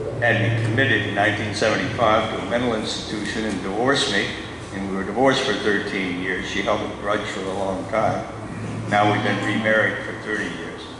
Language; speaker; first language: English; native; English